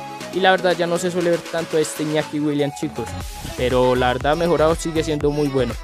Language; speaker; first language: Spanish; native; Spanish